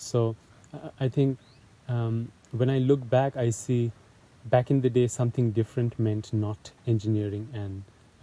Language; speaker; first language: English; non-native, local second language; Hindi